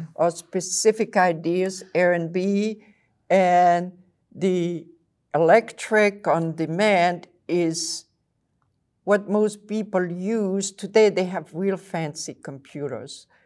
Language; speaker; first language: English; non-native, fluent; French